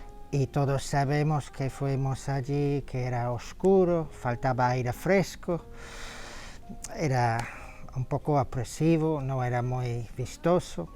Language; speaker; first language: Spanish; non-native, fluent; English